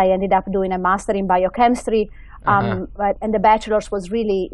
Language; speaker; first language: English; non-native, fluent; Italian